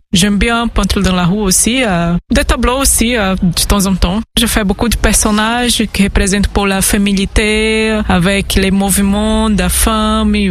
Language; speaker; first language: French; non-native, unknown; Portuguese